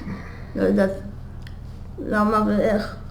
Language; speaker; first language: Hebrew; non-native, fluent; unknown